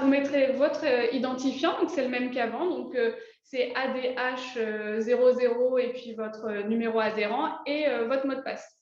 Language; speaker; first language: French; native; French